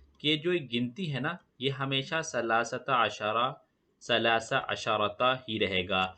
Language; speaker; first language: Urdu; native; Urdu